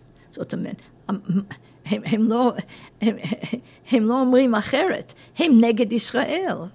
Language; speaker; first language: Hebrew; non-native, fluent; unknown